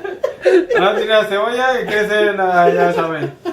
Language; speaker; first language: Spanish; non-native, learner; Chinese